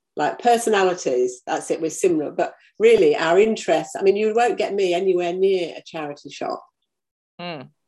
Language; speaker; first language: English; native; English